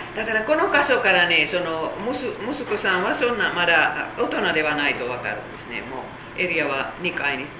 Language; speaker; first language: Japanese; non-native, fluent; Korean